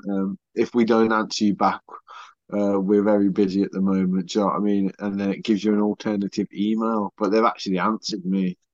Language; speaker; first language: English; early bilingual, other home language; Spanish